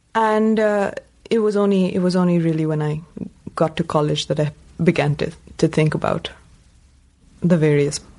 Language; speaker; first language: English; non-native, local second language; Tamil